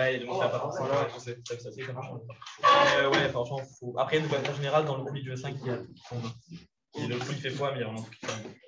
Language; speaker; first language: French; native; French